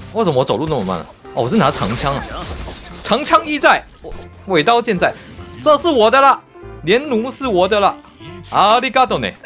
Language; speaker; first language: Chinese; native; Chinese